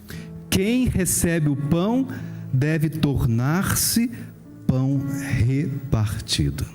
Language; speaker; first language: Portuguese; native; Portuguese